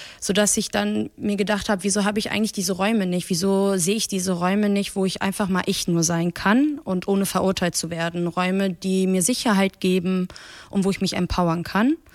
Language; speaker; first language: German; early bilingual, other home language; Persian